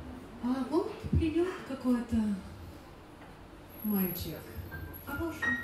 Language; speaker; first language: Russian; non-native, learner; German